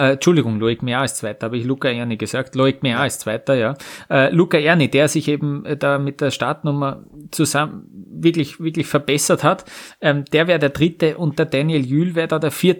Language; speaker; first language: German; native; German